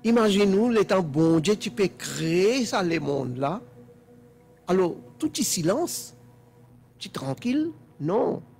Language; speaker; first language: French; non-native, learner; Telugu